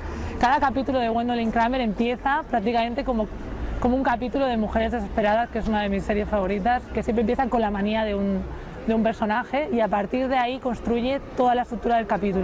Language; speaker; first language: Spanish; native; Spanish